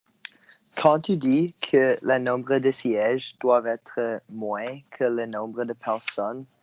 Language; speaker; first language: French; non-native, local second language; English